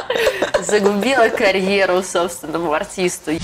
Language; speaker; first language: Russian; native; Russian